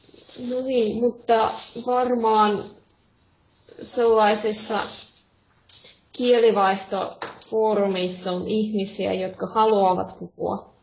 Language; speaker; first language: Finnish; non-native, fluent; Russian